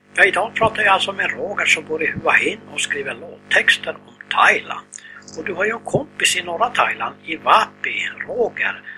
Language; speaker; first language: Swedish; native; Swedish